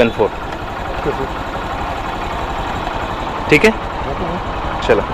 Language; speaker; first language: Hindi; non-native, local second language; Telugu